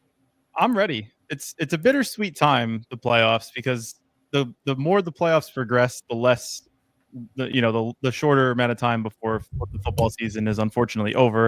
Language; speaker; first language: English; native; English